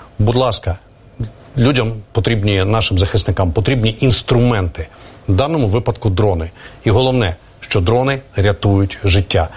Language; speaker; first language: Ukrainian; native; Ukrainian